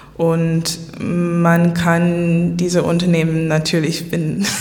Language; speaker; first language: German; non-native, fluent; English